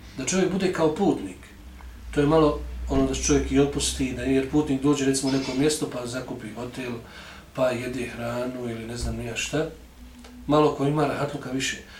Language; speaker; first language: Bosnian; native; Bosnian